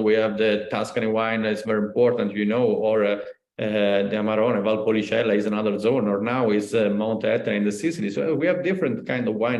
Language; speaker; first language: English; non-native, learner; Italian